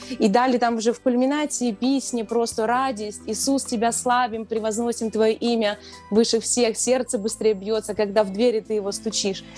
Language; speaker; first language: Ukrainian; non-native, local second language; Russian